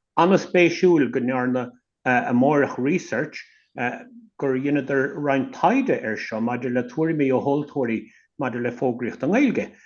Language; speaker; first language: Irish; native; Irish